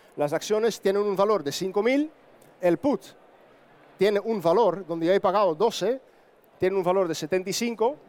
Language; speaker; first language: Spanish; non-native, fluent; Dutch